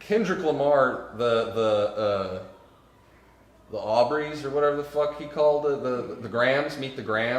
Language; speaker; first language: English; native; English